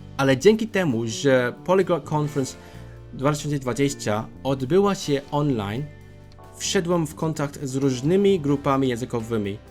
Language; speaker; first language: Polish; non-native, fluent; Cantonese